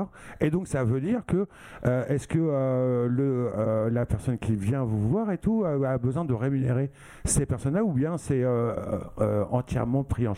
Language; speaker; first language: French; native; French